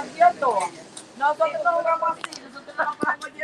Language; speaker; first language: Spanish; native; Spanish